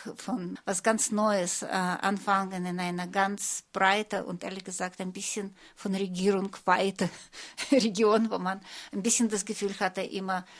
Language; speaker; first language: German; non-native, fluent; Russian